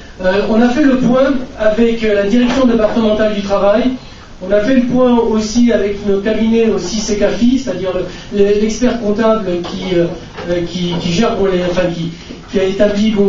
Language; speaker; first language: French; native; French